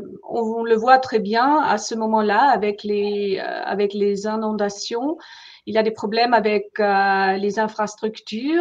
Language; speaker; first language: French; non-native, fluent; German